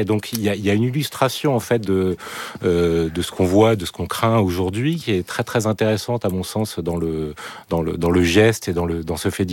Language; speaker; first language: French; native; French